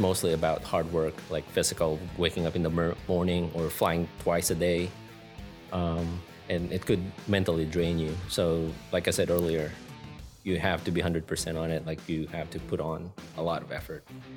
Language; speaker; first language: English; non-native, local second language; Filipino